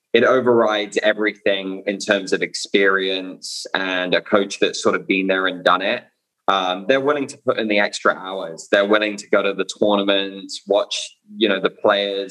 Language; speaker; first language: English; native; English